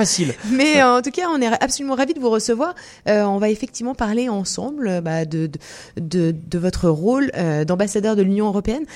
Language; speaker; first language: French; native; French